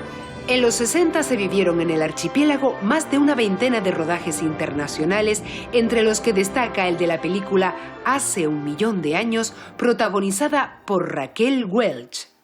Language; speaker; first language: Spanish; native; Spanish